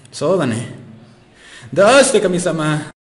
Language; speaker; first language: Japanese; non-native, learner; Spanish